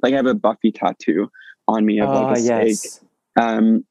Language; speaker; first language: English; native; English